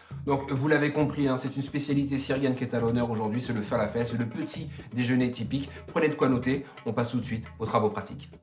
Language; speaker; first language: French; native; French